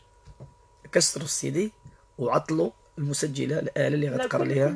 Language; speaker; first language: Arabic; native; Arabic